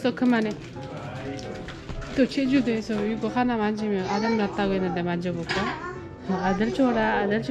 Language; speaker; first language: Korean; non-native, fluent; Uzbek